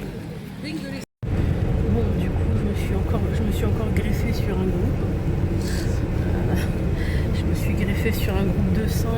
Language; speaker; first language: French; native; French